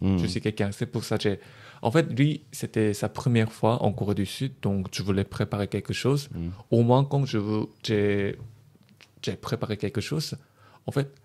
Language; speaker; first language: French; non-native, learner; Korean